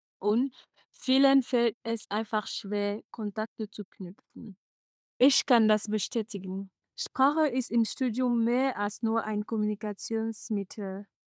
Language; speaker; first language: German; non-native, fluent; French